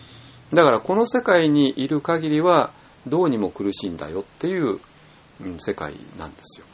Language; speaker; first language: Japanese; native; Japanese